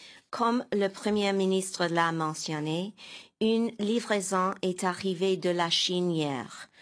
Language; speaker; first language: French; non-native, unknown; English